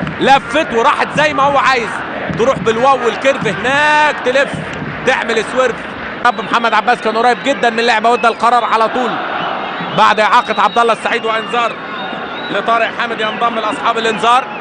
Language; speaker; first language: Arabic; native; Arabic